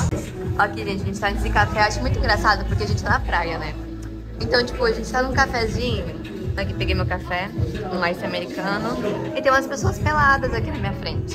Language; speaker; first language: Portuguese; native; Portuguese